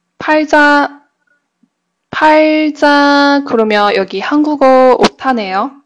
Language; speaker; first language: Korean; non-native, fluent; Chinese